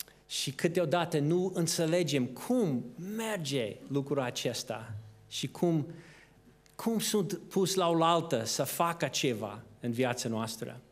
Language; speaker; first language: Romanian; non-native, fluent; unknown